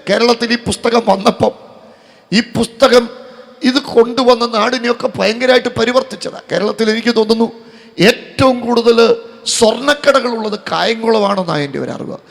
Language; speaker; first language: Malayalam; native; Malayalam